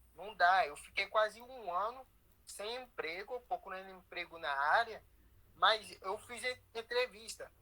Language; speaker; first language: Portuguese; non-native, fluent; Haitian Creole